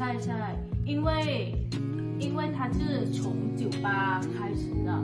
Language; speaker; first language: Chinese; non-native, fluent; Thai